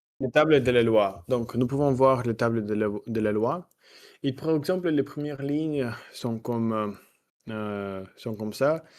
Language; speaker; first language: French; non-native, learner; Russian